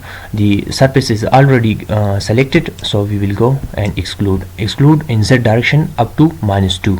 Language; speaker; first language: English; non-native, local second language; Urdu